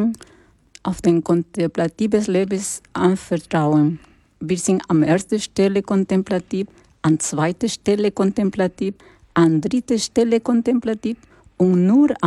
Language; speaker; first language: German; non-native, learner; Spanish